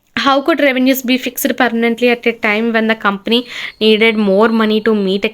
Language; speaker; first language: English; non-native, local second language; Telugu